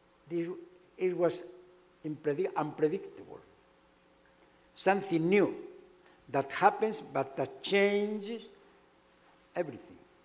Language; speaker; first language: English; non-native, fluent; Spanish